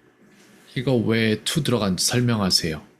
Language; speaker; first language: Korean; native; Korean